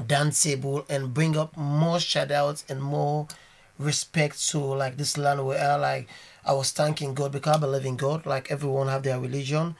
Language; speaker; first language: English; non-native, local second language; Krio